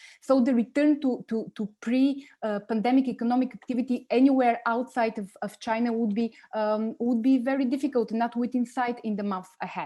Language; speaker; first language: English; non-native, fluent; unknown